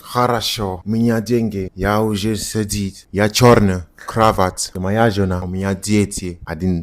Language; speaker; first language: Russian; non-native, learner; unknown